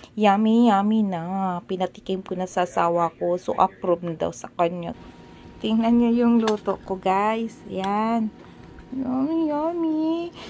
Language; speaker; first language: Filipino; non-native, local second language; Cebuano